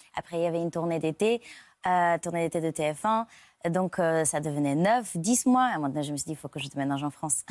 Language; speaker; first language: French; non-native, fluent; Bulgarian